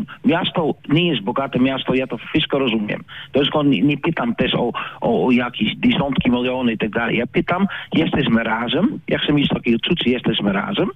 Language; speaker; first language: Polish; non-native, learner; Dutch